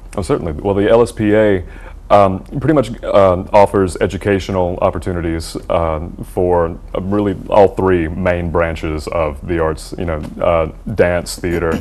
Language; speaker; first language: English; native; English